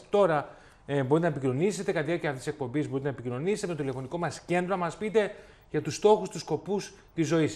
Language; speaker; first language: Greek; native; Greek